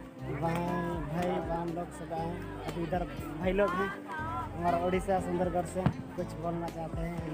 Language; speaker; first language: Hindi; non-native, local second language; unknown